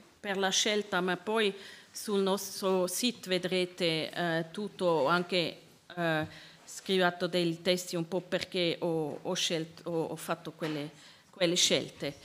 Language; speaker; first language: Italian; non-native, learner; Swiss German